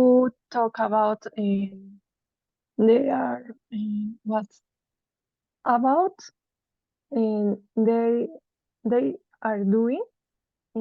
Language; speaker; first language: English; non-native, learner; Spanish